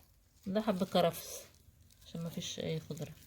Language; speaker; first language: Arabic; native; Arabic